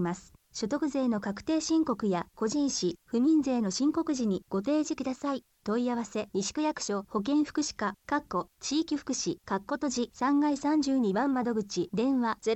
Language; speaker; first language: Japanese; native; Japanese